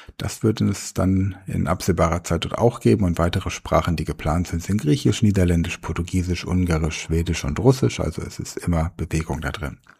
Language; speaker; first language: German; native; German